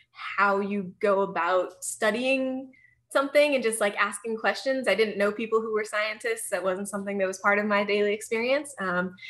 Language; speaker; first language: English; native; English